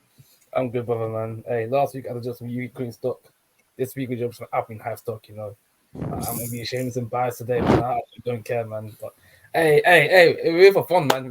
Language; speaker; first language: English; native; English